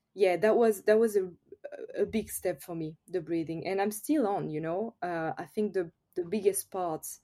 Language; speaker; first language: English; non-native, fluent; French